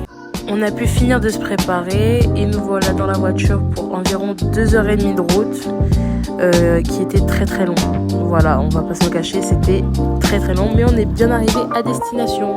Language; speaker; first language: French; native; French